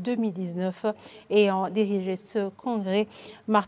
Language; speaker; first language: French; non-native, local second language; Rundi